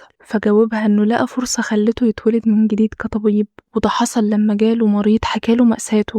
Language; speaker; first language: Arabic; native; Arabic